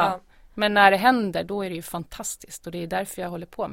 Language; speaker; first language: Swedish; native; Swedish